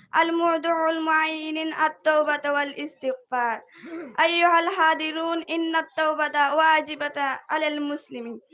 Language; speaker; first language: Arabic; non-native, learner; Bangla